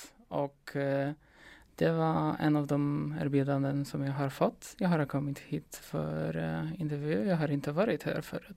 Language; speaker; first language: Swedish; non-native, fluent; Polish